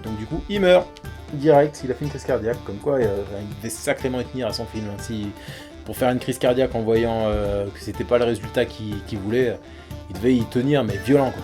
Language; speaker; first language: French; native; French